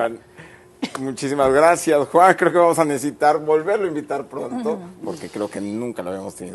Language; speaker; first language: Spanish; native; Spanish